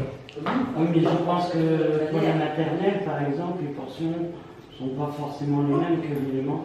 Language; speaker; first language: French; native; French